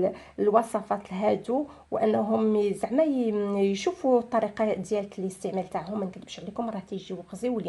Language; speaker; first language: Arabic; native; Arabic